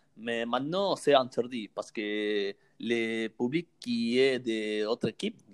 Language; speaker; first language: French; non-native, learner; Spanish